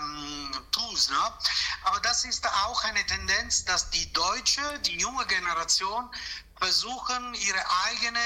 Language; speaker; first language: German; non-native, fluent; Italian